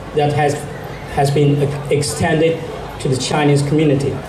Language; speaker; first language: English; non-native, fluent; Chinese